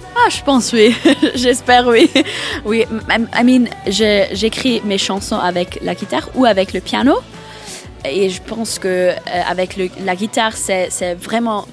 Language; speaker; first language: French; non-native, learner; German